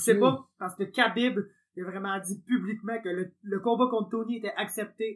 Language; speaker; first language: French; native; French